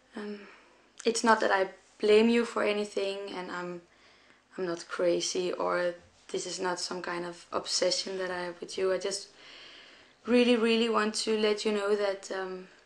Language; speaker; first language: English; non-native, fluent; Danish